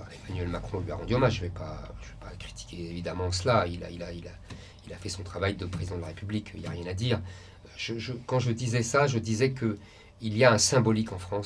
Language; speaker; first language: French; native; French